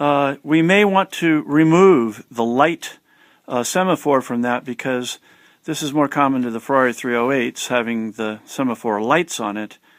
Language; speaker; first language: English; native; English